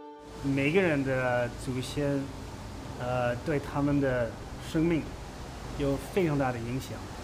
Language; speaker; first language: Chinese; non-native, fluent; Dutch